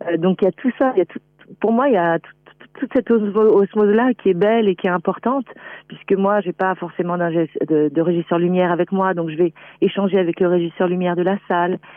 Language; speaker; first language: French; native; French